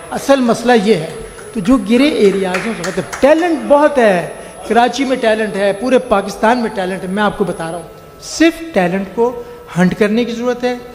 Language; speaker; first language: Urdu; native; Urdu